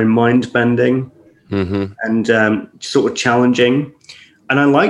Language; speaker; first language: English; native; English